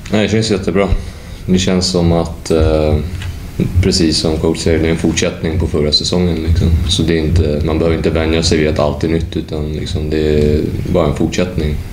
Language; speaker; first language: Swedish; native; Swedish